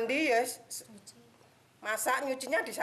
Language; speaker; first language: Indonesian; non-native, local second language; Javanese